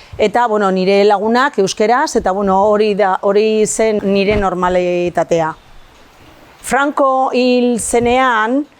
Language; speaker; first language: Basque; non-native, local second language; Spanish